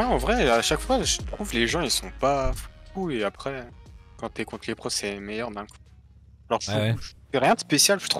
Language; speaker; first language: French; native; French